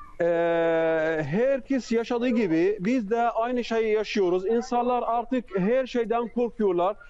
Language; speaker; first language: Turkish; non-native, fluent; Arabic